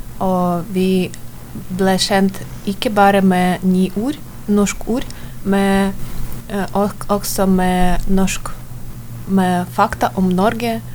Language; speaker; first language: Norwegian; non-native, learner; Ukrainian